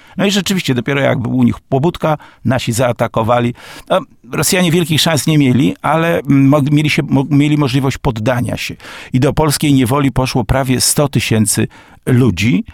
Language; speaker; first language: Polish; native; Polish